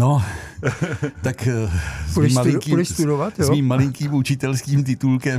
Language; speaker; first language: Czech; native; Czech